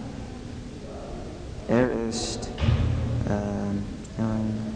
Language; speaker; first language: German; non-native, learner; English